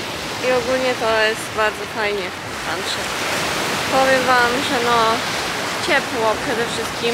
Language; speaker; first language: Polish; native; Polish